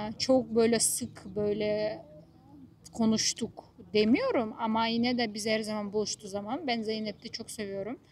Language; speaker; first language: Turkish; non-native, fluent; Japanese